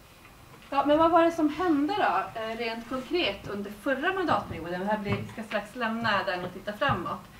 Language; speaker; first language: Swedish; native; Swedish